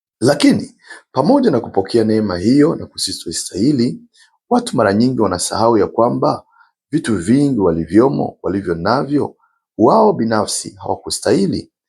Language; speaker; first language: Swahili; non-native, local second language; Rundi